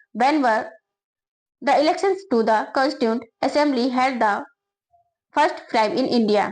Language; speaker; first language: English; non-native, local second language; Hindi